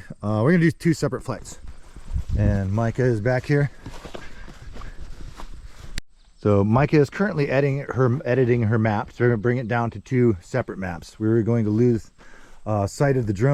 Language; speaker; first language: English; native; English